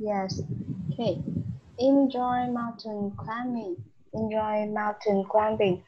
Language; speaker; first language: English; non-native, learner; Vietnamese